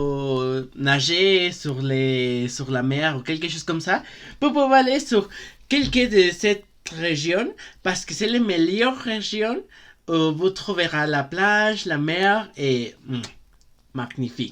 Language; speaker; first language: French; non-native, learner; Spanish